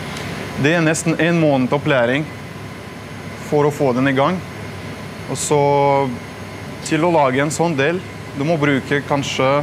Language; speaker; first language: Norwegian; non-native, fluent; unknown